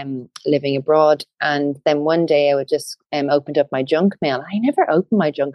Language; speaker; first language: English; native; English